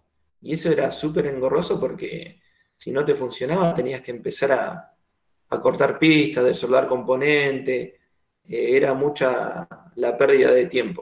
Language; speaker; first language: Spanish; native; Spanish